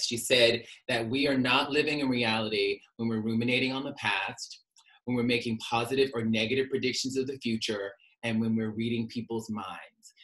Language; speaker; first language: English; native; English